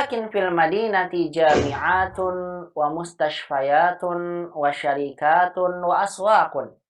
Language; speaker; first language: Arabic; non-native, fluent; Indonesian